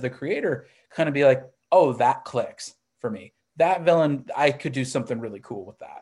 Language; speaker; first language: English; native; English